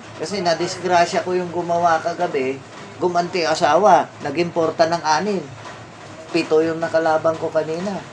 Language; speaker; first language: Filipino; non-native, local second language; Iloko